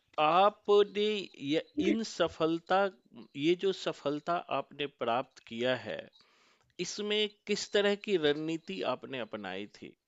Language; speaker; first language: Hindi; native; Hindi